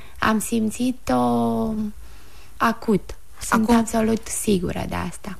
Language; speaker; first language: Romanian; native; Romanian